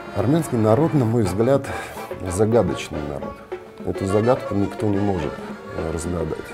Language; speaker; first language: Russian; non-native, fluent; Armenian